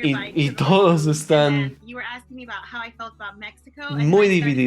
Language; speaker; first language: Spanish; non-native, fluent; English